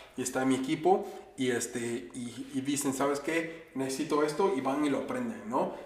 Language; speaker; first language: Spanish; native; Spanish